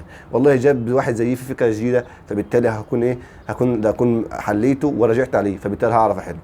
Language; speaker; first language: Arabic; native; Arabic